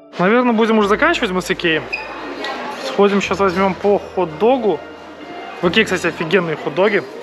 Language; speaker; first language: Russian; native; Russian